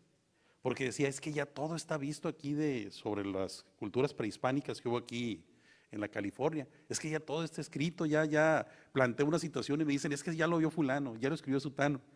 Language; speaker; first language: Spanish; native; Spanish